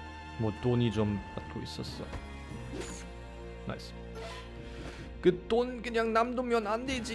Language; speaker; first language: Korean; non-native, learner; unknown